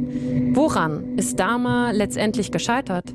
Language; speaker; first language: German; native; German